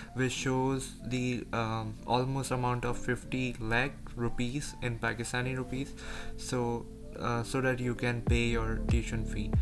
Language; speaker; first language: English; non-native, local second language; Urdu